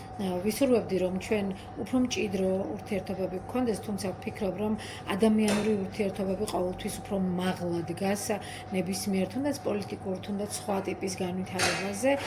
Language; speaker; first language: Georgian; native; Georgian